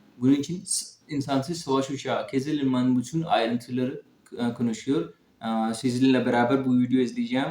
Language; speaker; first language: Turkish; non-native, learner; Urdu